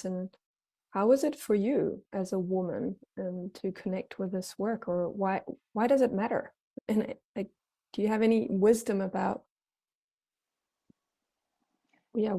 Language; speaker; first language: English; non-native, fluent; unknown